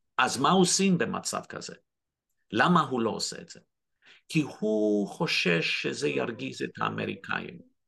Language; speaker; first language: Hebrew; non-native, fluent; English